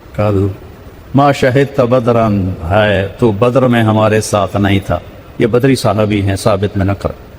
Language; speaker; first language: Urdu; non-native, local second language; Punjabi